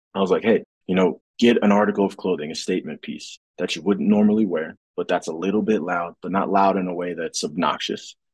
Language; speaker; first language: English; native; English